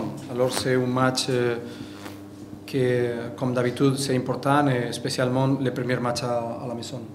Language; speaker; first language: French; non-native, fluent; Spanish